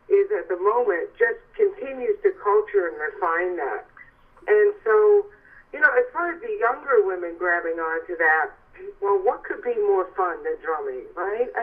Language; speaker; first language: English; native; English